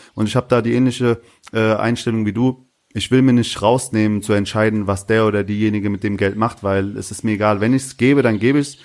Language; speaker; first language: German; early bilingual, other home language; Turkish